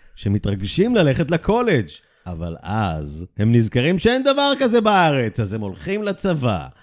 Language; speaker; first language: Hebrew; native; Hebrew